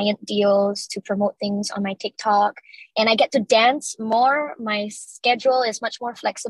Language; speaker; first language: English; non-native, local second language; Chinese